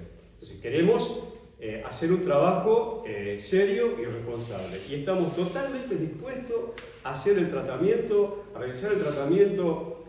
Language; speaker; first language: Spanish; native; Spanish